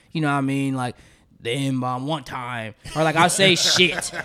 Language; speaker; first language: English; native; English